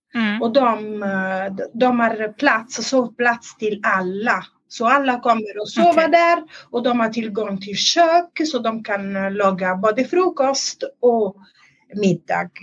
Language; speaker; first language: Swedish; non-native, fluent; Italian